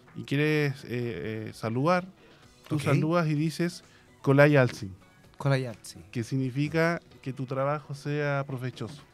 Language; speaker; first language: Spanish; native; Spanish